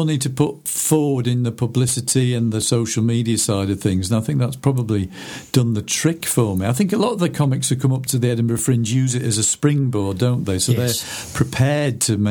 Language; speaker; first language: English; native; English